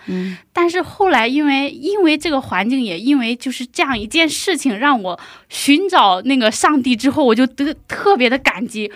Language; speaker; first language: Chinese; native; Chinese